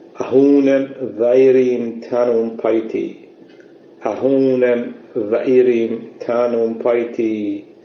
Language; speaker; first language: Persian; native; Persian